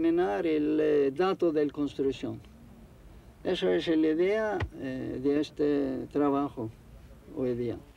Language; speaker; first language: Spanish; non-native, fluent; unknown